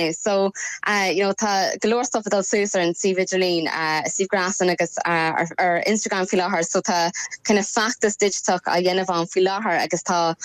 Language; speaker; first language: Irish; non-native, local second language; English